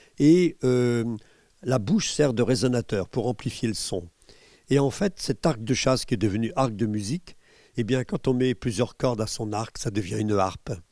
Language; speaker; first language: French; native; French